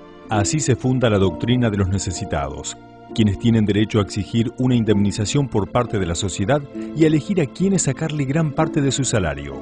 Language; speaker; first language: Spanish; native; Spanish